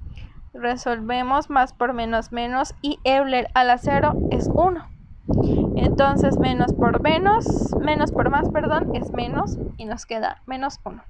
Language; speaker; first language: Spanish; native; Spanish